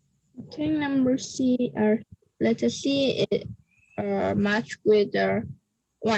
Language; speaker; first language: English; non-native, learner; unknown